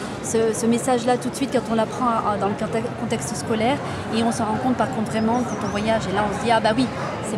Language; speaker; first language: French; native; French